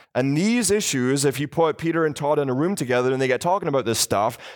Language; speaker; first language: English; native; English